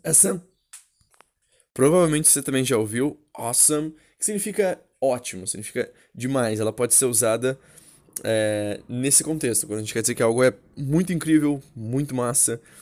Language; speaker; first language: Portuguese; native; Portuguese